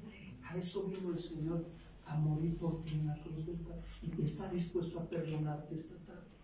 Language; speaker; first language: Spanish; native; Spanish